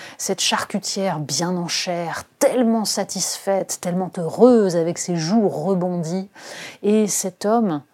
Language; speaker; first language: French; native; French